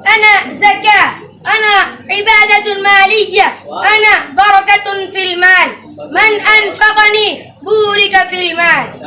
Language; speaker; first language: Arabic; non-native, learner; Urdu